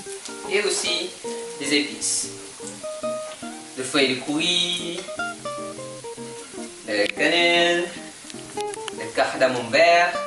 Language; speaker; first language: French; non-native, learner; Malay